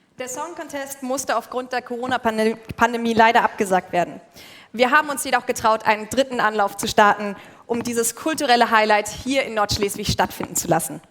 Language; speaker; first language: German; native; German